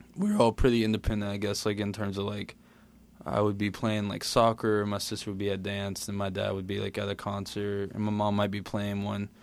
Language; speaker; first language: English; native; English